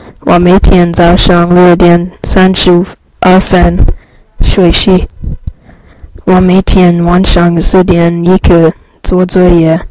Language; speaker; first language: Chinese; non-native, learner; English